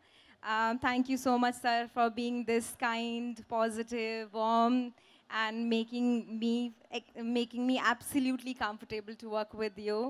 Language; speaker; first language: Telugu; non-native, local second language; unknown